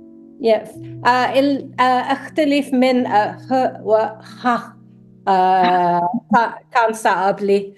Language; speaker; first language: Arabic; non-native, learner; English